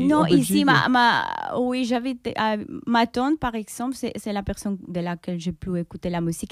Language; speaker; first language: French; non-native, fluent; Spanish